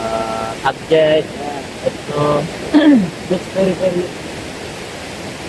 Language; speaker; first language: English; non-native, learner; Indonesian